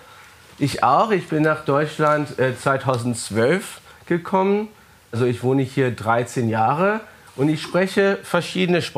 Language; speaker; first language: German; non-native, fluent; English